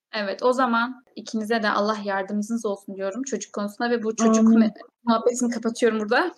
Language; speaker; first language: Turkish; native; Turkish